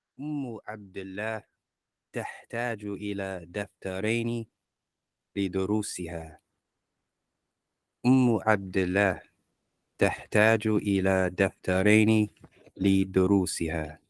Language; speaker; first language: Arabic; non-native, learner; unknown